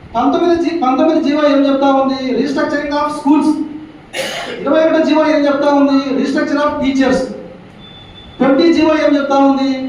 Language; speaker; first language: Telugu; native; Telugu